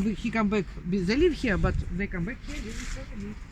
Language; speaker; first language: English; non-native, learner; Russian